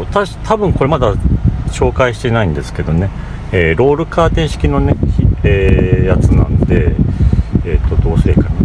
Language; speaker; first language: Japanese; native; Japanese